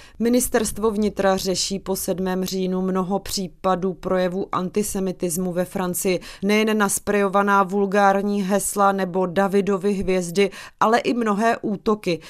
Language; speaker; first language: Czech; native; Czech